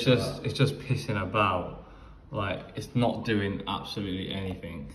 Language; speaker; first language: English; native; English